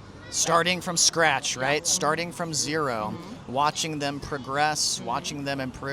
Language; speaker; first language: English; native; English